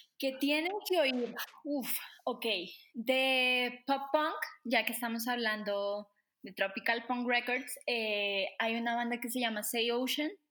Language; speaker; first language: Spanish; native; Spanish